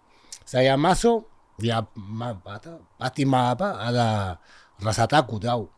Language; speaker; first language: Indonesian; non-native, learner; Spanish